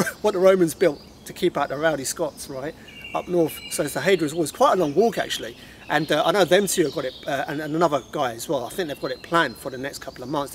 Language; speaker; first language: English; native; English